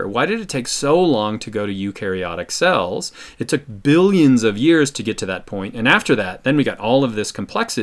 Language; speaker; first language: English; native; English